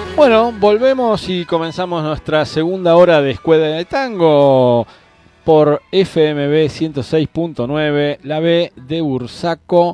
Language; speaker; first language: Spanish; native; Spanish